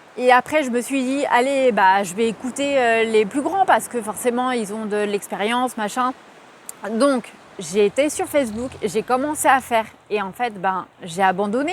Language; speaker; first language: French; native; French